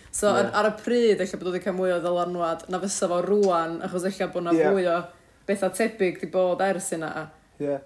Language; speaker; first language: Welsh; native; Welsh